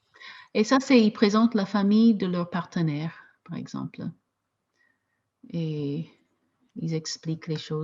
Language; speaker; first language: French; non-native, fluent; English